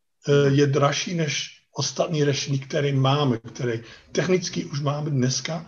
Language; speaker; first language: Czech; non-native, fluent; Dutch